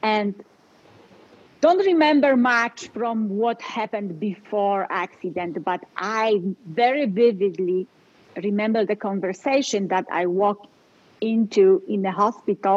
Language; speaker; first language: English; non-native, fluent; Polish